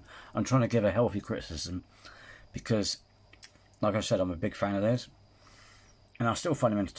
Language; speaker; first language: English; native; English